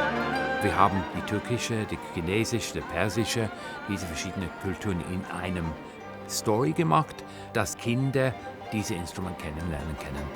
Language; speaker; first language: German; non-native, fluent; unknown